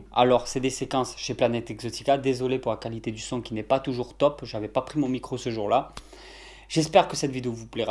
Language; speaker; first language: French; native; French